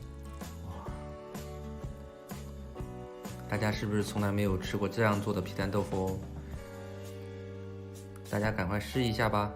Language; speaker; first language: Chinese; native; Chinese